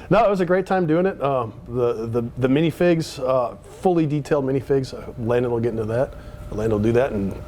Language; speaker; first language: English; native; English